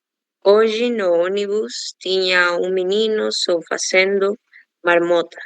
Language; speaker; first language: Portuguese; non-native, learner; Spanish